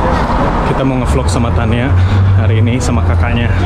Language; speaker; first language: Indonesian; native; Indonesian